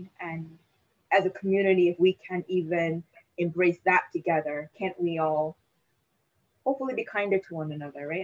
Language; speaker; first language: English; native; English